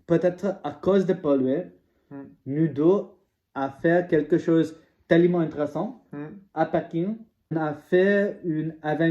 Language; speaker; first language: French; non-native, learner; English